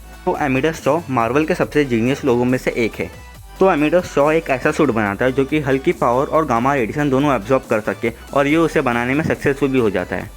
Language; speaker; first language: Hindi; native; Hindi